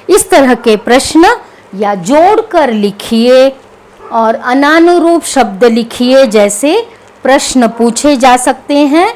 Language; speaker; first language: Hindi; non-native, local second language; Kannada